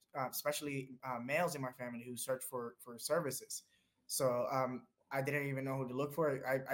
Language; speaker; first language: English; early bilingual, other home language; Spanish